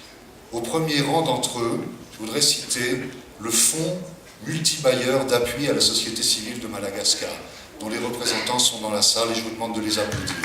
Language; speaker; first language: French; native; French